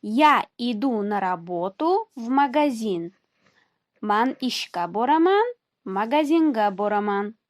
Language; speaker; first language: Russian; non-native, fluent; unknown